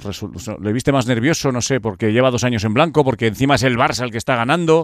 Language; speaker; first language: Spanish; native; Spanish